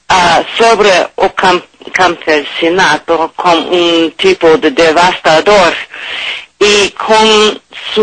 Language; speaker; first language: Spanish; non-native, learner; English